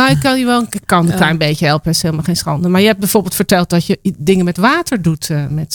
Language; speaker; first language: Dutch; native; Dutch